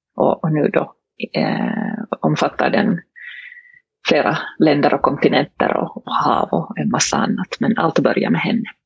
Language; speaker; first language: Swedish; native; Swedish